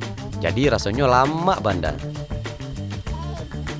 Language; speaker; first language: Indonesian; native; Indonesian